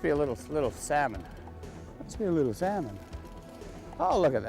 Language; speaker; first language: English; native; English